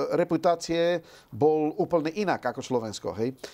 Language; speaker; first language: Slovak; non-native, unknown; Dutch